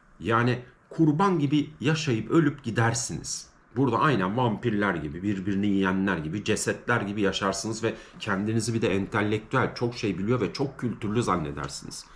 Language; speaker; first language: Turkish; native; Turkish